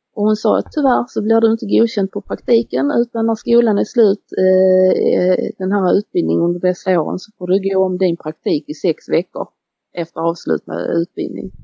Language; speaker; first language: Swedish; native; Swedish